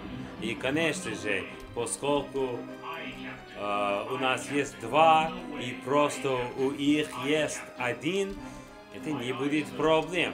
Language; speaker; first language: Russian; non-native, learner; English